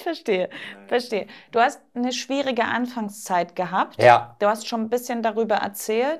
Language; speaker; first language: German; native; German